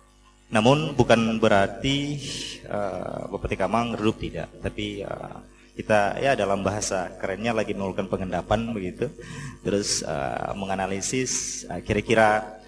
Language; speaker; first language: Indonesian; native; Indonesian